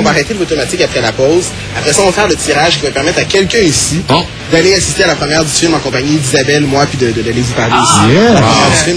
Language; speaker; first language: French; native; French